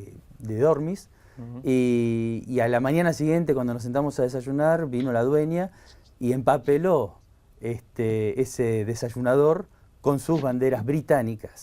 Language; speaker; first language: Spanish; native; Spanish